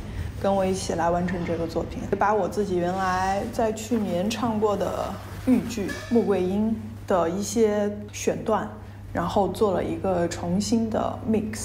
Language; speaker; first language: Chinese; native; Chinese